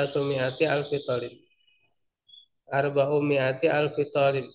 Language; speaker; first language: Arabic; non-native, fluent; Indonesian